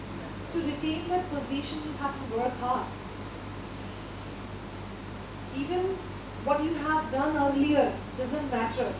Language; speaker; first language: English; non-native, local second language; Hindi